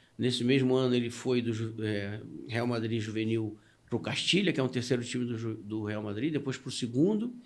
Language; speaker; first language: Portuguese; native; Portuguese